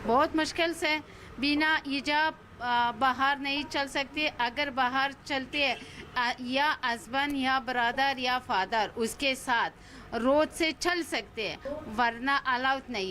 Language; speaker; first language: Hindi; non-native, learner; Persian